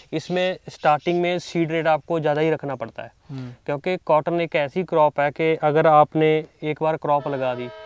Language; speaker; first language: Hindi; non-native, local second language; Punjabi